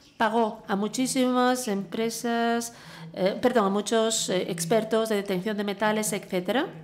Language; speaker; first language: Spanish; non-native, fluent; English